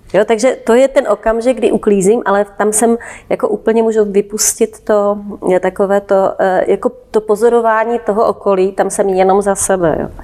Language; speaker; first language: Czech; native; Czech